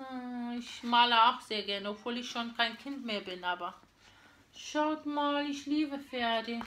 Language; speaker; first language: German; non-native, fluent; Portuguese